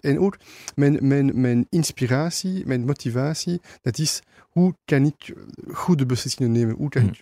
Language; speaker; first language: Dutch; non-native, local second language; French